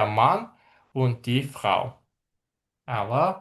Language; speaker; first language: German; non-native, fluent; Azerbaijani